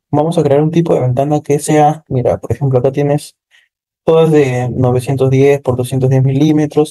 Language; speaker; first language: Spanish; native; Spanish